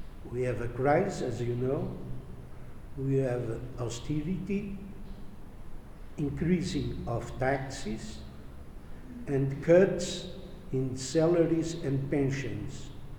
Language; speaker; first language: English; non-native, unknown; Portuguese